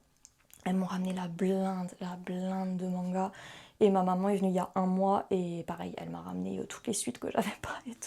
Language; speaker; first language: French; native; French